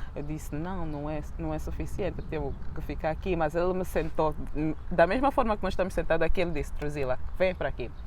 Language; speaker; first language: Portuguese; native; Portuguese